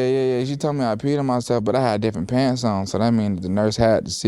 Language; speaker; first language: English; native; English